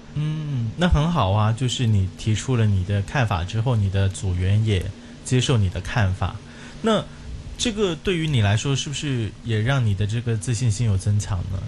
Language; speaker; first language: Chinese; non-native, local second language; Cantonese